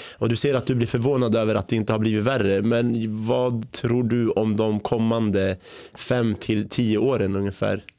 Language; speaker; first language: Swedish; early bilingual, other home language; Arabic